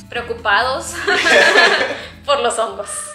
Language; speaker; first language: Spanish; native; Spanish